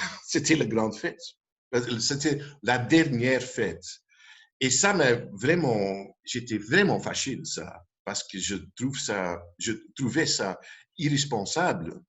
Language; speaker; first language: French; non-native, local second language; Dutch